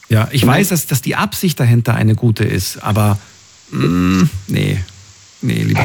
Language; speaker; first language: German; native; German